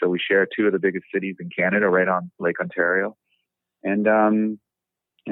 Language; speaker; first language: English; native; English